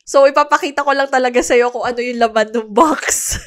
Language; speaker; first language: Filipino; native; Filipino